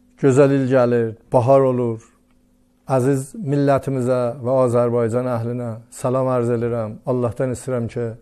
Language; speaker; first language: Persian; non-native, local second language; Azerbaijani